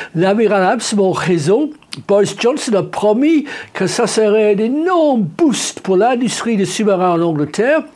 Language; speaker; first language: French; non-native, fluent; English